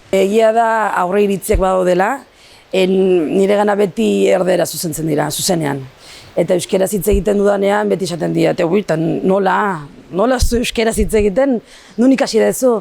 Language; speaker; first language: Basque; non-native, local second language; Arabic